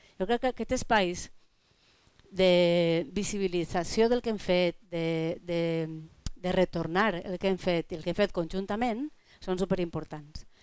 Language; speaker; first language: Catalan; non-native, local second language; Spanish